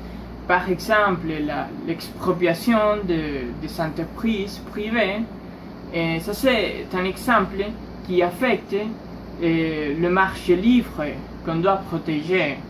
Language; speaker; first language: French; non-native, learner; Spanish